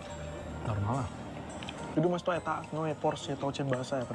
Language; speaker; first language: Russian; non-native, learner; Indonesian